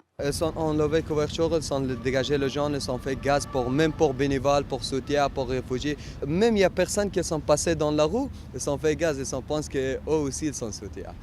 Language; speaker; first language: French; non-native, learner; Persian